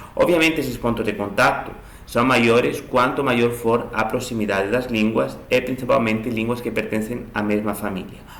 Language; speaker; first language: Portuguese; non-native, fluent; Spanish